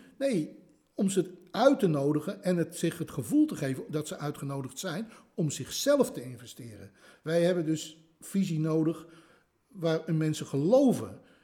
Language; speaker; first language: Dutch; native; Dutch